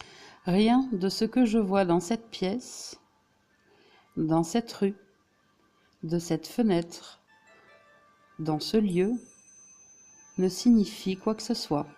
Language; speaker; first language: French; native; French